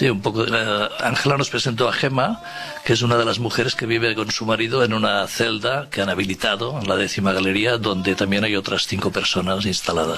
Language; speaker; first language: Spanish; native; Spanish